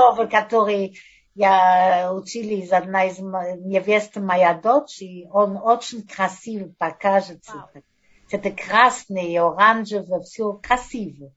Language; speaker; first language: Russian; non-native, fluent; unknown